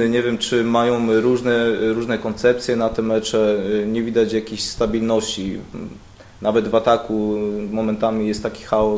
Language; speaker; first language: Polish; native; Polish